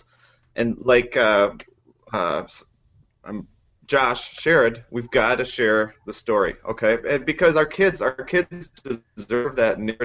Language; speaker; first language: English; native; English